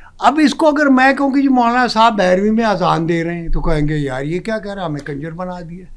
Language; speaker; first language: Urdu; non-native, local second language; Pashto